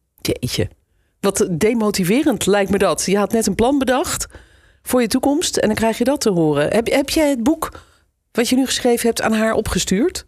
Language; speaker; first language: Dutch; native; Dutch